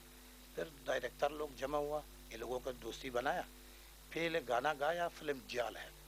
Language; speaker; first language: Hindi; non-native, learner; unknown